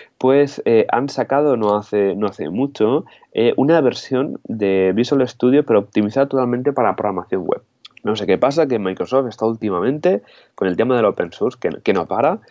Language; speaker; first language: Spanish; non-native, local second language; Catalan